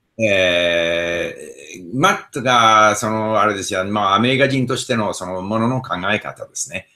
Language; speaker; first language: Japanese; non-native, fluent; English